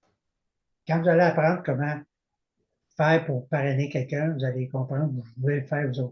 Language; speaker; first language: French; native; French